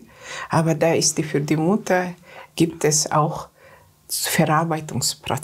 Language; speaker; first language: German; non-native, learner; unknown